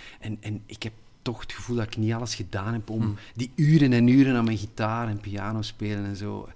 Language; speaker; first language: Dutch; native; Dutch